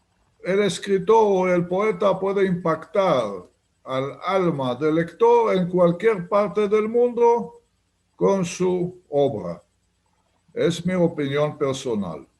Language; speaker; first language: Spanish; non-native, fluent; Hebrew